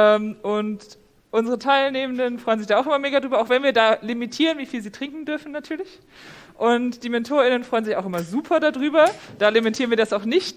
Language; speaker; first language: German; native; German